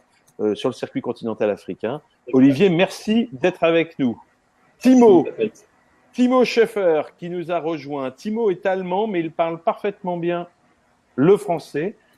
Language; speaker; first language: French; native; French